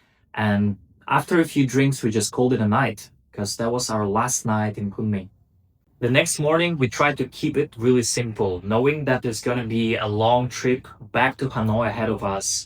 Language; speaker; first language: English; non-native, fluent; Russian